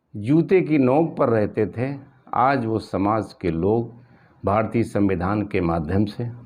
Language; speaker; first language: Hindi; native; Hindi